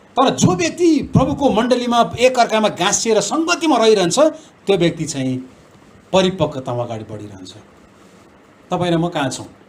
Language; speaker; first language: Nepali; non-native, local second language; Eastern Tamang